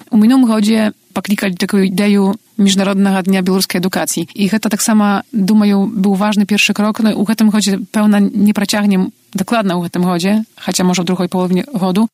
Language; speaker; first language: Belarusian; native; Belarusian